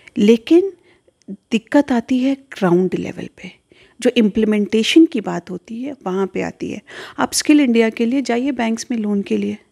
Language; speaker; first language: Hindi; native; Hindi